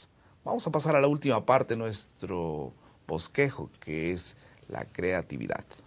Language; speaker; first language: Spanish; non-native, fluent; Portuguese